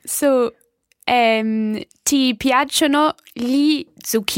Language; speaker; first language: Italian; non-native, learner; English